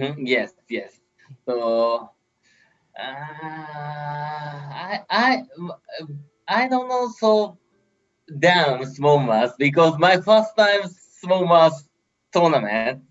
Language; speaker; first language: English; non-native, learner; Japanese